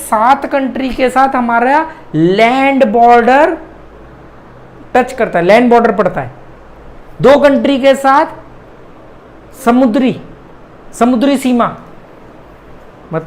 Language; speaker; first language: Hindi; native; Hindi